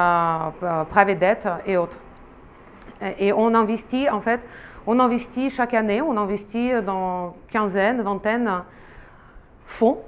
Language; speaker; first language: French; non-native, fluent; Russian